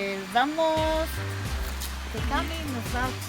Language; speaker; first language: Spanish; non-native, fluent; Hebrew